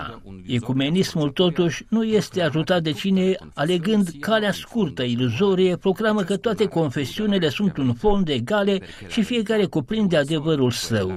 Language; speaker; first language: Romanian; native; Romanian